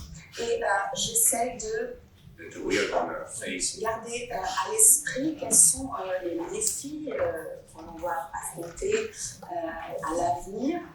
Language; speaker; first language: French; non-native, fluent; Italian